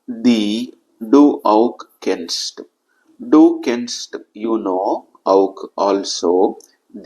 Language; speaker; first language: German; non-native, fluent; Telugu